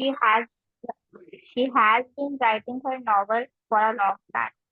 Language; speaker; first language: English; non-native, learner; Urdu